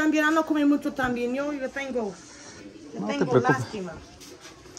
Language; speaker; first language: Spanish; non-native, learner; English